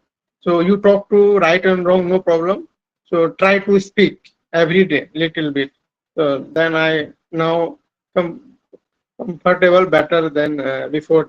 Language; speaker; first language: English; non-native, learner; Hindi